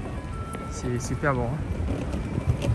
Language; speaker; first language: French; non-native, fluent; Japanese